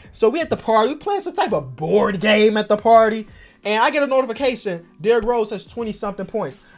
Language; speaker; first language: English; native; English